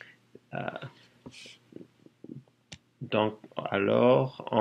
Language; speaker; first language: French; non-native, learner; English